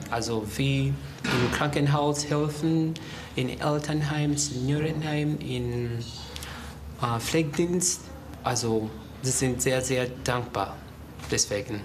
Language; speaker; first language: German; non-native, learner; Ganda